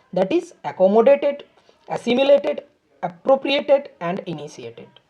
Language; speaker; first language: English; non-native, local second language; Bangla